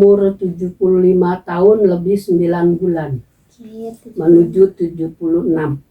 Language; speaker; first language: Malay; non-native, local second language; Sundanese